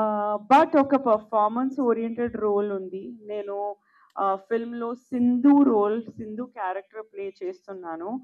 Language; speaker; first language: Telugu; non-native, local second language; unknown